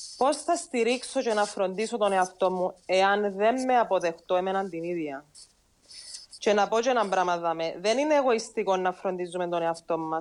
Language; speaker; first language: Greek; native; Greek